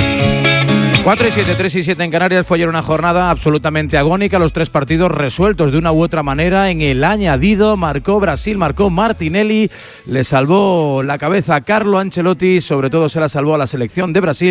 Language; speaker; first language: Spanish; native; Spanish